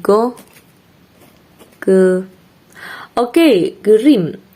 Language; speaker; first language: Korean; non-native, learner; Indonesian